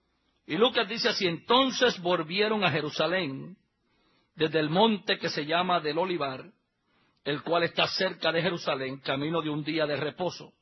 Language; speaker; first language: Spanish; native; Spanish